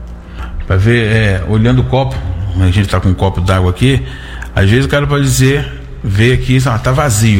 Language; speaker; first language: Portuguese; native; Portuguese